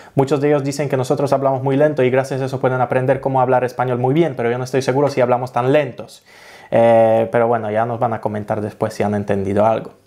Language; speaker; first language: Spanish; non-native, fluent; Polish